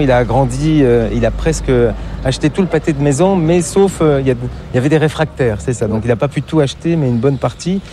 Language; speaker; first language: French; native; French